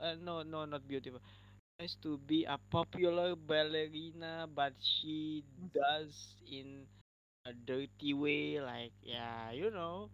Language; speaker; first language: English; non-native, learner; Indonesian